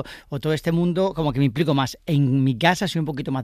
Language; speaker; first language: Spanish; native; Spanish